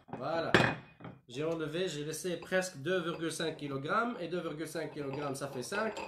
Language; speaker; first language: French; non-native, local second language; Arabic